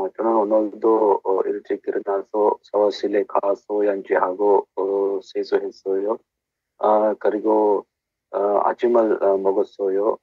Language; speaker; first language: Korean; non-native, learner; Sinhala